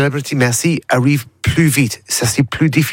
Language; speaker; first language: French; non-native, learner; English